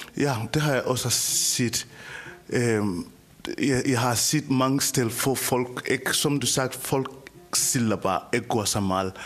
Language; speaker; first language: Danish; non-native, fluent; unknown